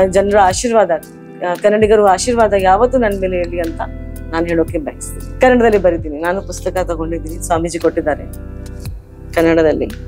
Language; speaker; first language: Kannada; non-native, local second language; Hindi